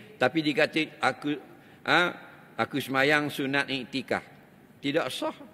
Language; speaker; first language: Malay; native; Malay